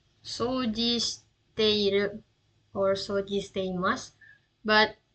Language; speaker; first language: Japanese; non-native, learner; Indonesian